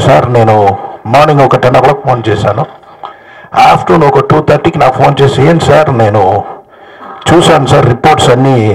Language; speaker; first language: Telugu; non-native, fluent; Tamil